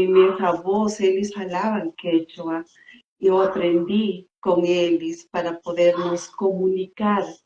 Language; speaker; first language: Portuguese; non-native, fluent; Spanish